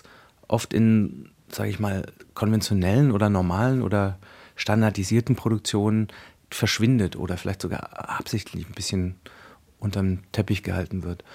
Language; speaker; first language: German; native; German